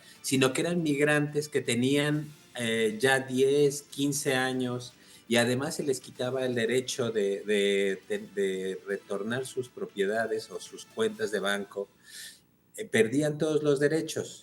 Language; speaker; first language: Spanish; native; Spanish